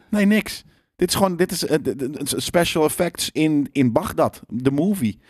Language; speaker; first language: Dutch; native; Dutch